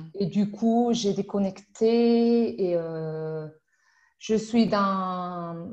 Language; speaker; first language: French; non-native, fluent; Spanish